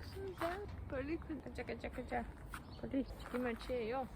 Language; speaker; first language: Korean; non-native, learner; Ukrainian